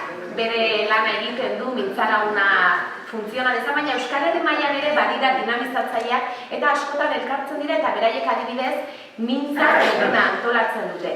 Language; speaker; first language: Basque; native; Basque